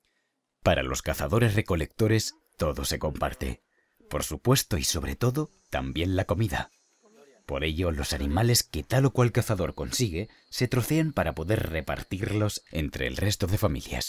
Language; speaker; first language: Spanish; native; Spanish